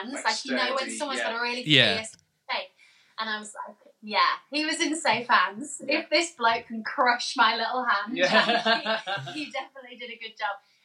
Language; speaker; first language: English; native; English